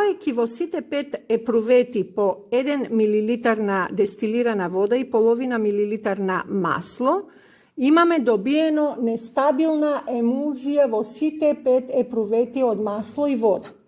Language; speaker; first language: Macedonian; native; Macedonian